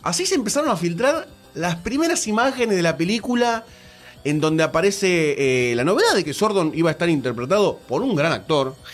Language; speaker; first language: Spanish; native; Spanish